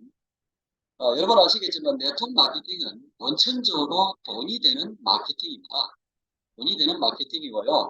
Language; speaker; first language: Korean; native; Korean